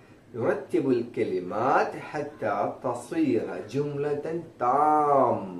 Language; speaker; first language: Arabic; non-native, fluent; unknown